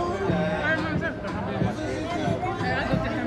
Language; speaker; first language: Polish; non-native, learner; Spanish